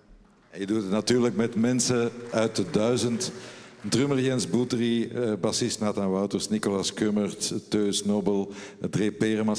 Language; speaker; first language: Dutch; native; Dutch